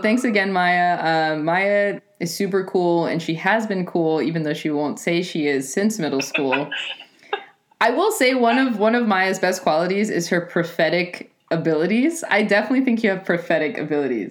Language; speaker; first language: English; native; English